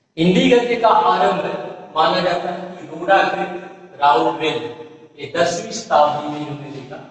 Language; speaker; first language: Hindi; native; Hindi